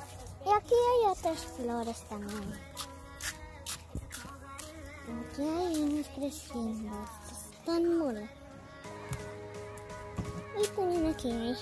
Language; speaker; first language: Spanish; early bilingual, heritage; Spanish